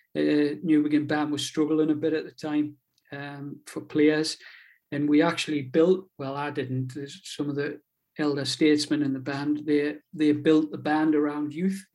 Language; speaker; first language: English; native; English